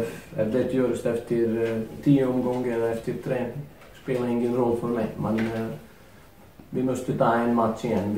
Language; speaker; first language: Swedish; non-native, fluent; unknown